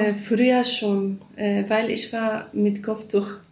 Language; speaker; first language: German; non-native, learner; Kurdish